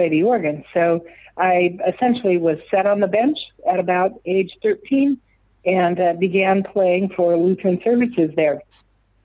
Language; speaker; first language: English; native; English